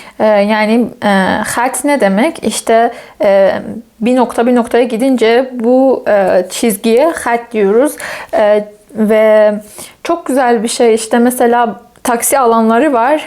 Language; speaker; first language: Turkish; non-native, fluent; Persian